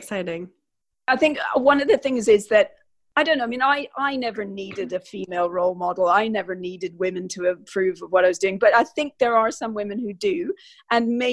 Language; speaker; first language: English; native; English